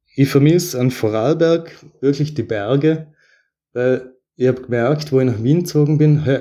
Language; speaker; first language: German; native; German